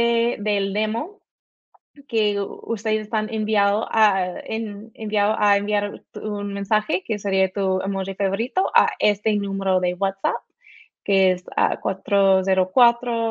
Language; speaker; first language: Spanish; early bilingual, heritage; Spanish